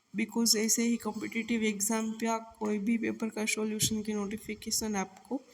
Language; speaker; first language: Hindi; non-native, local second language; Gujarati